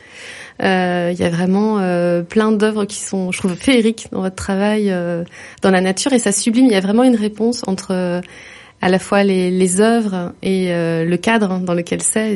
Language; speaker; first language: French; native; French